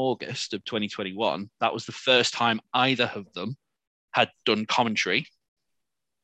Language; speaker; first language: English; native; English